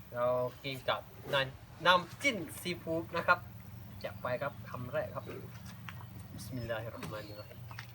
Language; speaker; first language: Thai; non-native, local second language; Malay